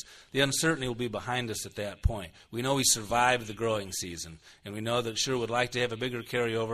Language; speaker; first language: English; native; English